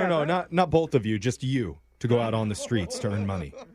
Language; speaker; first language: English; native; English